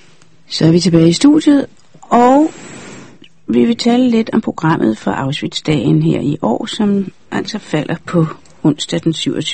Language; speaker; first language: Danish; native; Danish